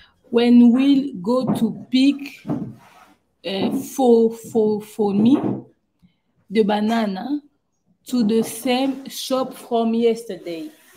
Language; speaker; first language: English; non-native, learner; Lingala